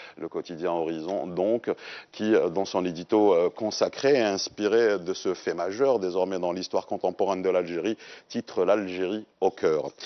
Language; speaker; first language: French; non-native, local second language; Arabic